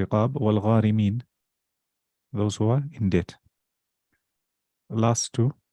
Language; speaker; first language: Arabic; non-native, fluent; English